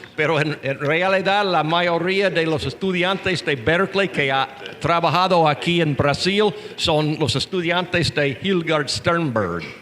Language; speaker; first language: Spanish; non-native, learner; English